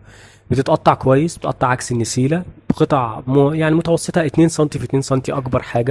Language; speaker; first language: Arabic; native; Arabic